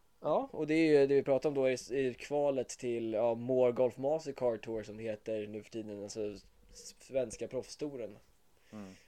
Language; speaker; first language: Swedish; native; Swedish